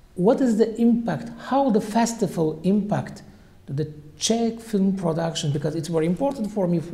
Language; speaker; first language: English; non-native, learner; Azerbaijani